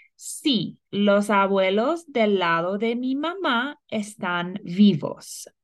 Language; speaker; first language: Spanish; non-native, fluent; English